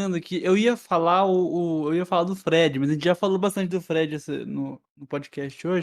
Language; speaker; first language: Portuguese; native; Portuguese